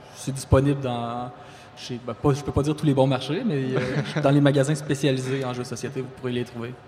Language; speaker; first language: French; native; French